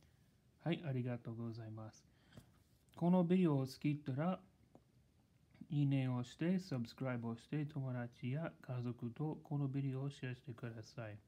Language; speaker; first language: Japanese; non-native, learner; English